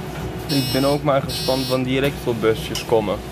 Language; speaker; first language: German; non-native, learner; Dutch